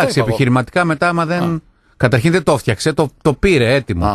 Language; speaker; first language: Greek; native; Greek